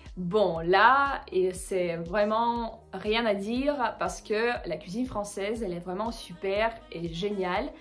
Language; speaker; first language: French; non-native, fluent; Russian